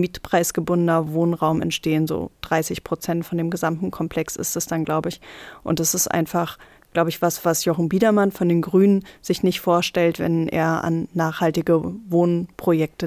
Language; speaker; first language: German; native; German